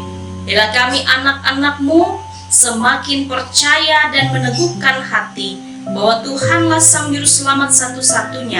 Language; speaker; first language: Indonesian; native; Indonesian